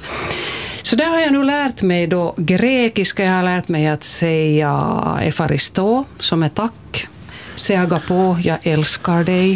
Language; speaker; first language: Swedish; native; Swedish